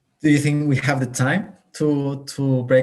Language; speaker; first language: English; non-native, fluent; Spanish